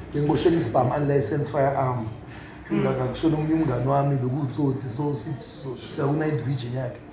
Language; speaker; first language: Zulu; native; Zulu